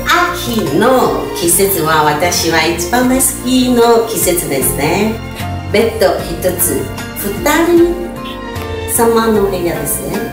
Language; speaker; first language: Japanese; non-native, learner; Chinese